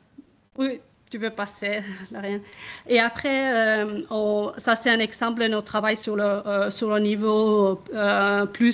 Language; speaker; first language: French; non-native, fluent; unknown